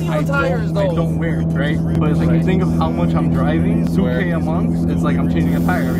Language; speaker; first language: English; native; English